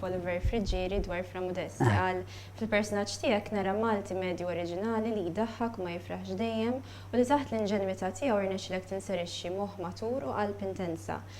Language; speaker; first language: Maltese; native; Maltese